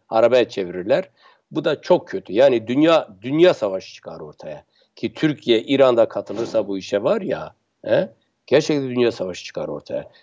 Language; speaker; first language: Turkish; non-native, local second language; Kurdish